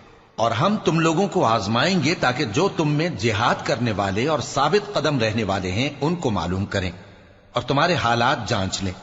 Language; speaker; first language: Urdu; native; Urdu